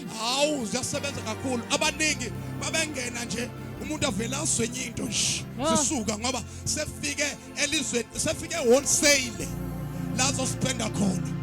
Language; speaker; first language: Zulu; non-native, local second language; Xhosa